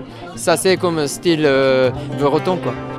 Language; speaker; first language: French; non-native, fluent; Japanese